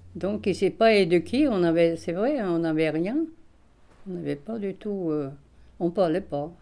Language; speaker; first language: French; non-native, fluent; Swedish